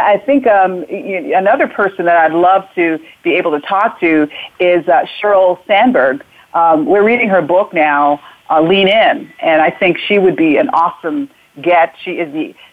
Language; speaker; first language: English; native; English